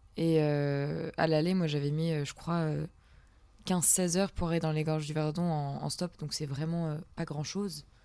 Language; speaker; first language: French; native; French